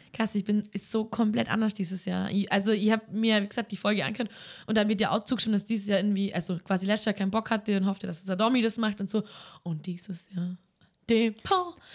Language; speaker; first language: German; native; German